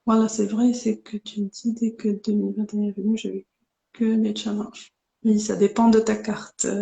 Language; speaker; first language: French; non-native, local second language; Arabic